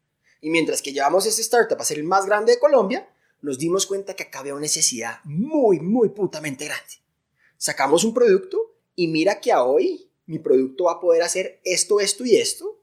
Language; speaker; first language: Spanish; native; Spanish